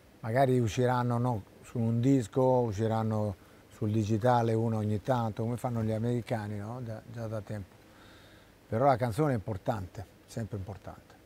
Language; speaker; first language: Italian; native; Italian